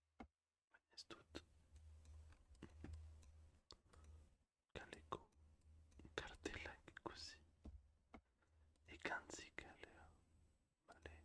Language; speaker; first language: Basque; non-native, learner; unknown